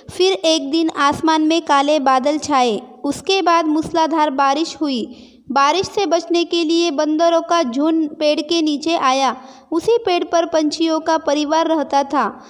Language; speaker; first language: Hindi; non-native, local second language; Marathi